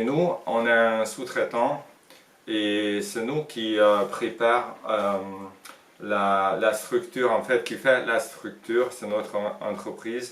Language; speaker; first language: French; non-native, fluent; Hungarian